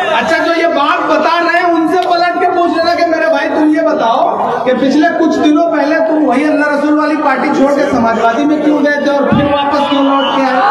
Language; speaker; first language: Hindi; native; Hindi